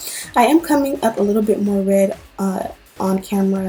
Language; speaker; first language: English; native; English